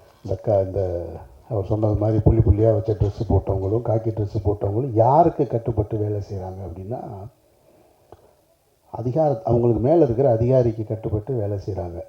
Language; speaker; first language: Tamil; native; Tamil